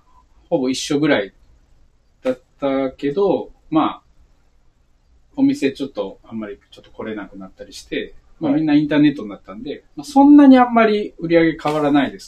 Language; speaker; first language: Japanese; native; Japanese